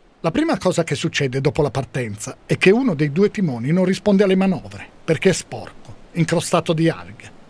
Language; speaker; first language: Italian; native; Italian